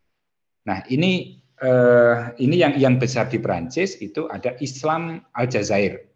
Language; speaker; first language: Indonesian; native; Indonesian